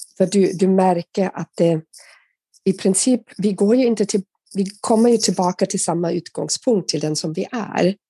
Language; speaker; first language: Swedish; non-native, fluent; German